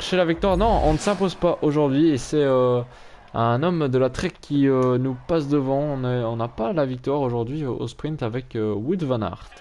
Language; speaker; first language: French; native; French